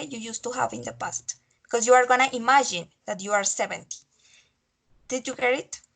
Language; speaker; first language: English; non-native, fluent; Spanish